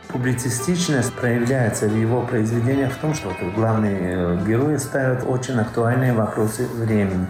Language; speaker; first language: Russian; non-native, local second language; Tajik